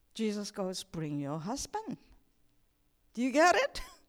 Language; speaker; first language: English; non-native, fluent; Korean